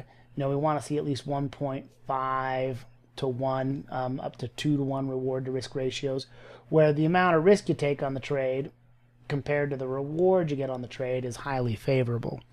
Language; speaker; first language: English; native; English